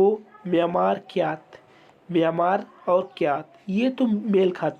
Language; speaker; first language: Hindi; native; Hindi